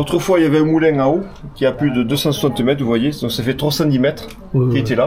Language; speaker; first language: French; native; French